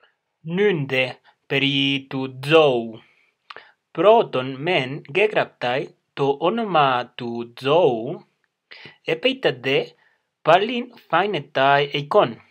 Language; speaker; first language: Greek; non-native, fluent; Spanish